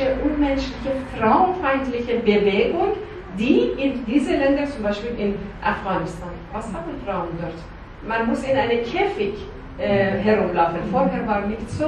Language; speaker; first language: German; non-native, learner; Persian